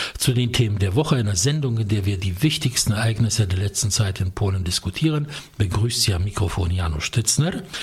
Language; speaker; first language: German; non-native, fluent; Polish